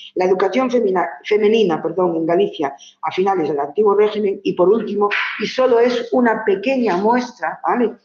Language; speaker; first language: Spanish; non-native, local second language; Galician